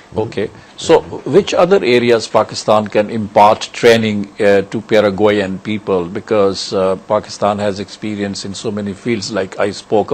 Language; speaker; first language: English; non-native, local second language; Urdu